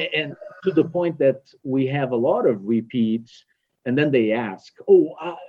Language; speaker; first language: English; non-native, fluent; Portuguese